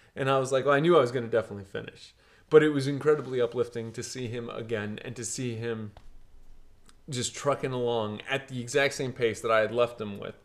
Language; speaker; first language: English; early bilingual, other home language; Portuguese